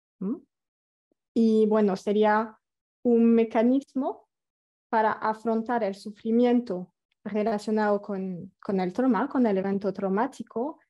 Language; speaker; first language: Spanish; non-native, fluent; French